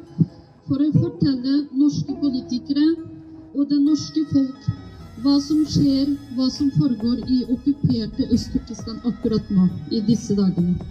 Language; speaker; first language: Norwegian; non-native, fluent; Uyghur